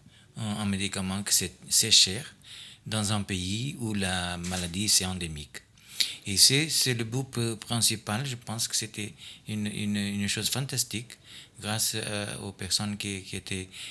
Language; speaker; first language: French; non-native, fluent; Portuguese